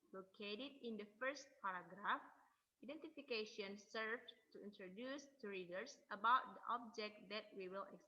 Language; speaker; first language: English; non-native, learner; Indonesian